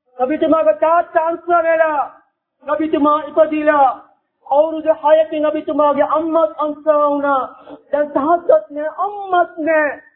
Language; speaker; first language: Sinhala; non-native, local second language; Tamil